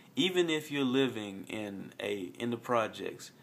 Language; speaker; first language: English; native; English